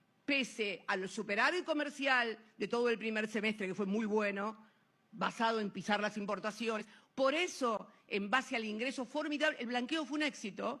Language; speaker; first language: Spanish; native; Spanish